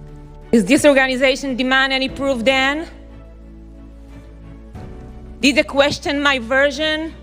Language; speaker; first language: English; non-native, fluent; Hebrew